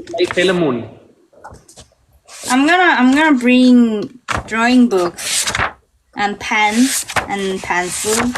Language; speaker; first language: English; non-native, learner; Korean